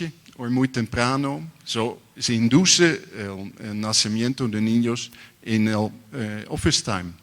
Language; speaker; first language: Spanish; non-native, learner; Dutch